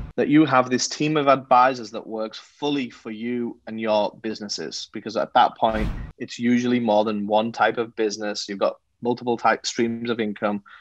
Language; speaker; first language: English; native; English